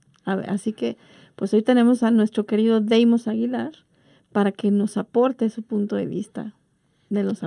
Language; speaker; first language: Spanish; native; Spanish